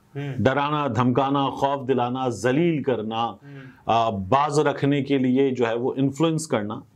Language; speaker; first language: Urdu; native; Urdu